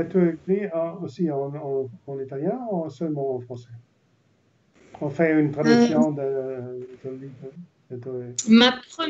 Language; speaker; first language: French; non-native, learner; Italian